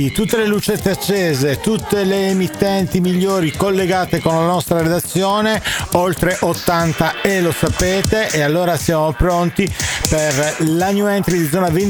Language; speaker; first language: Italian; native; Italian